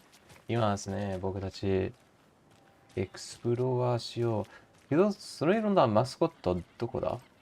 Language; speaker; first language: Japanese; non-native, learner; English